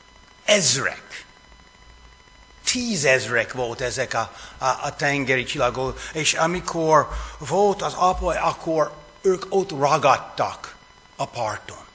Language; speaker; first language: Hungarian; non-native, fluent; English